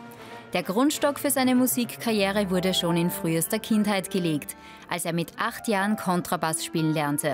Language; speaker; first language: German; native; German